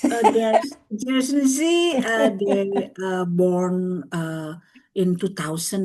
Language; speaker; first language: English; non-native, learner; Indonesian